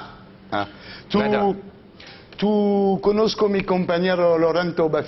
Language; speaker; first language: Spanish; non-native, learner; French